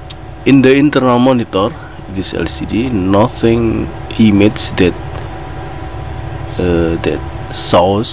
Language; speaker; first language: English; non-native, learner; Indonesian